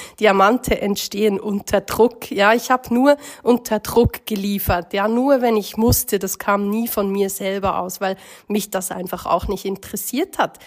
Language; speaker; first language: German; native; German